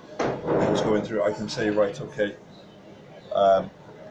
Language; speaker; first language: English; native; English